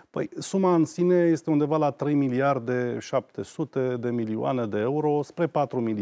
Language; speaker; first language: Romanian; native; Romanian